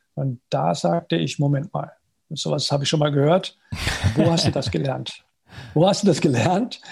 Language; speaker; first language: German; native; German